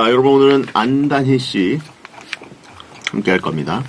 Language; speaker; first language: Korean; native; Korean